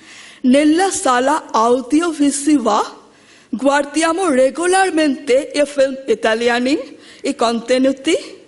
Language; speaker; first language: Italian; non-native, learner; Bangla